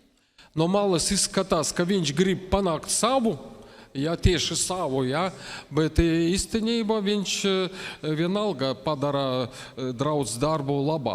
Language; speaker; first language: Latvian; non-native, local second language; Russian